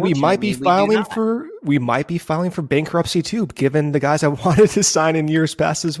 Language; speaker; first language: English; native; English